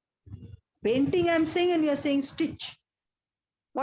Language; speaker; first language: English; non-native, local second language; Odia